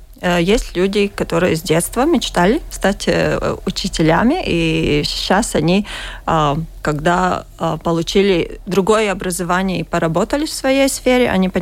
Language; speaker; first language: Russian; non-native, learner; Latvian